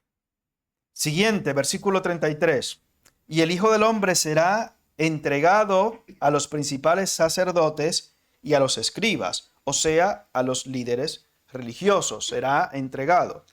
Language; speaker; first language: Spanish; native; Spanish